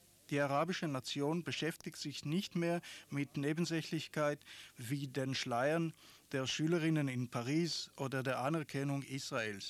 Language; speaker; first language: German; non-native, fluent; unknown